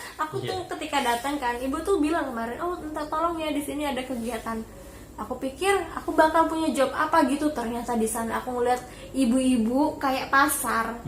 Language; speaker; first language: Indonesian; native; Indonesian